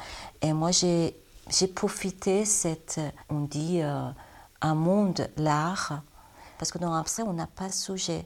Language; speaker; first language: French; non-native, learner; Persian